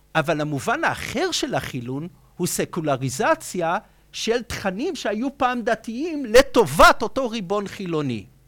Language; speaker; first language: Hebrew; native; Hebrew